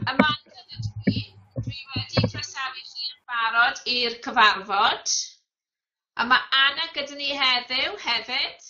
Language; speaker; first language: Welsh; non-native, fluent; English